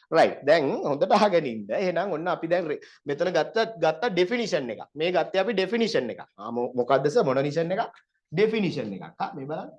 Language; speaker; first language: Sinhala; native; Sinhala